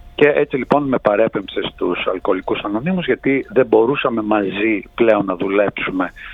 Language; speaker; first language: Greek; early bilingual, heritage; Greek